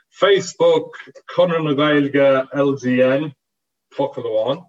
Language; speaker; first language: Irish; non-native, fluent; English